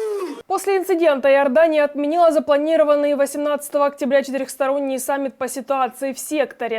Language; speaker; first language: Russian; native; Russian